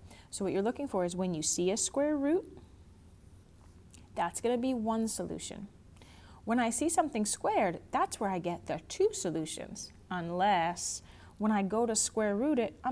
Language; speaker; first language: English; native; English